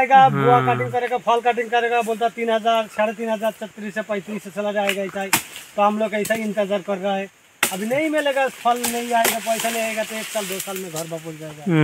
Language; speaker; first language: Hindi; non-native, local second language; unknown